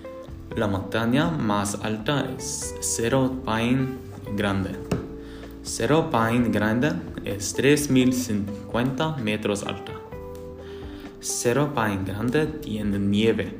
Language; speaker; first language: Spanish; non-native, learner; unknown